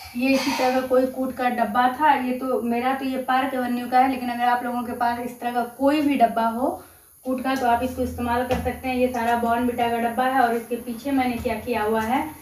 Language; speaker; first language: Hindi; native; Hindi